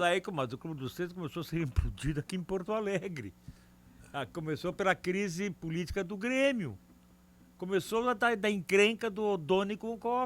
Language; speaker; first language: Portuguese; native; Portuguese